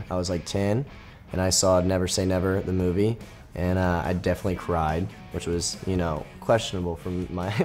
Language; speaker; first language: English; native; English